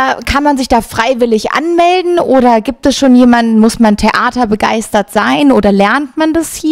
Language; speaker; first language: German; native; German